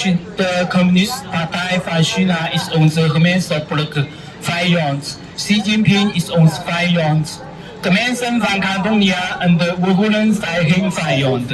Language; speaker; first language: Dutch; non-native, learner; Cantonese